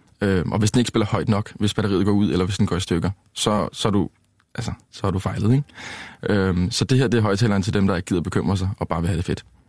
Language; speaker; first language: Danish; native; Danish